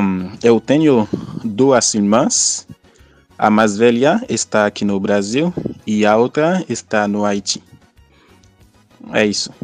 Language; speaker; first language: Portuguese; non-native, fluent; Haitian Creole